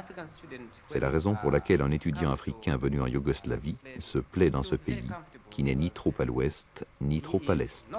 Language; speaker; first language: French; native; French